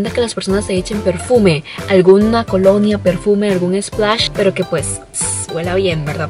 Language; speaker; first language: Spanish; early bilingual, other home language; Cantonese